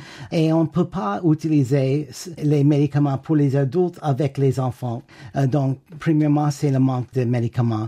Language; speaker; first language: French; non-native, fluent; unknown